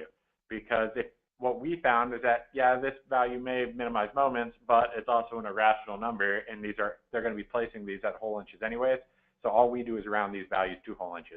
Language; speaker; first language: English; native; English